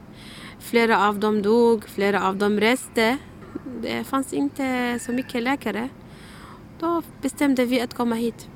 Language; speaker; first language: Swedish; non-native, learner; Arabic